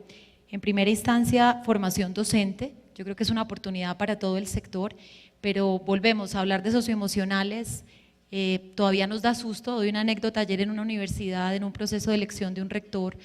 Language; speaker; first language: Spanish; native; Spanish